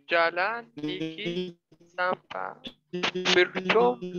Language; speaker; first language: Indonesian; non-native, learner; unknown